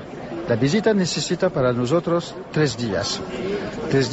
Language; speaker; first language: Spanish; non-native, learner; French